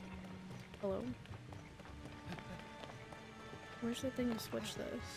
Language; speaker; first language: English; native; English